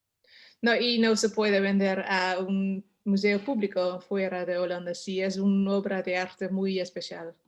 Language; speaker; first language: Spanish; non-native, learner; Dutch